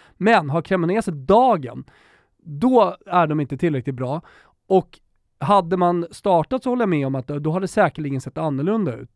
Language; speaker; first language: Swedish; native; Swedish